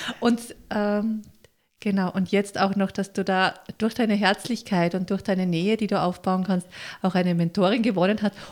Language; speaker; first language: German; native; German